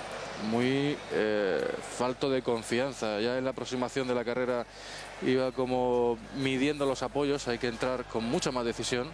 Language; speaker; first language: Spanish; native; Spanish